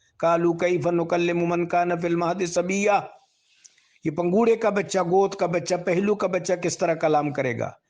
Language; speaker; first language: Urdu; non-native, local second language; Pashto